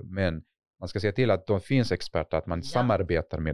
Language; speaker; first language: Swedish; non-native, fluent; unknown